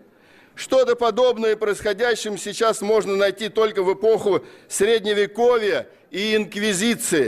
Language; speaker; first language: Russian; native; Russian